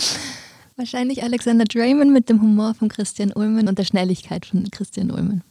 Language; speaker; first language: German; native; German